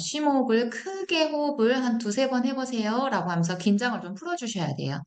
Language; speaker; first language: Korean; native; Korean